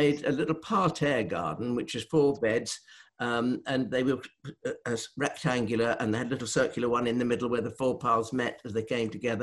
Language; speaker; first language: English; native; English